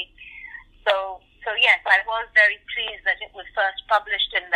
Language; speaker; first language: English; non-native, local second language; Urdu